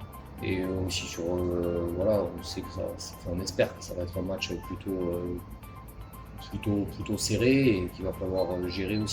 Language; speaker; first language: French; native; French